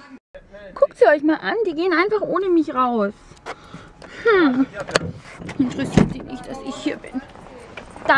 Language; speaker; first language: German; native; German